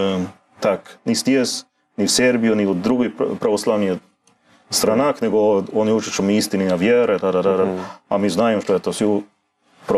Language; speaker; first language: Russian; non-native, learner; Swedish